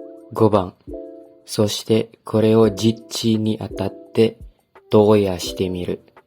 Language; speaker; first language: Japanese; non-native, learner; Indonesian